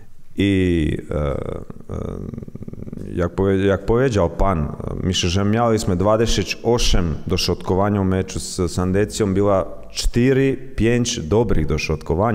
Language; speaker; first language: Polish; non-native, learner; Croatian